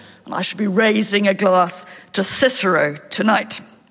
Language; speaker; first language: English; native; English